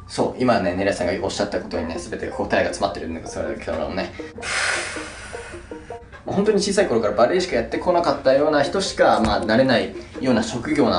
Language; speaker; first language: Japanese; native; Japanese